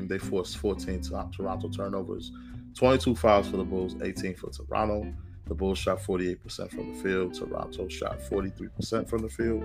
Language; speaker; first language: English; native; English